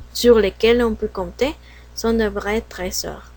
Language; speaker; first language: French; non-native, learner; Spanish